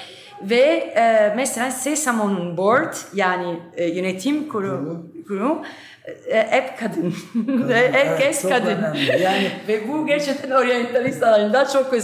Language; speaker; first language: Turkish; non-native, fluent; Italian